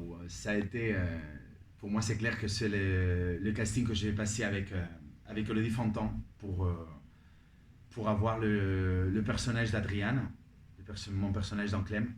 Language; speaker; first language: French; non-native, fluent; Spanish